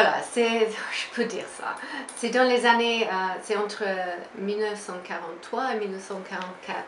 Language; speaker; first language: French; non-native, fluent; English